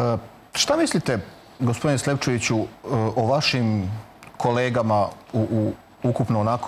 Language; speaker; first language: Serbian; native; Serbian